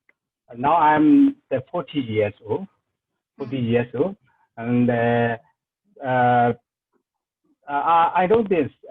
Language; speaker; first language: English; non-native, learner; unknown